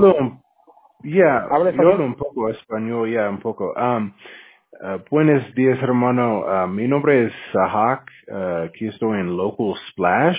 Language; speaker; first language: Spanish; non-native, learner; English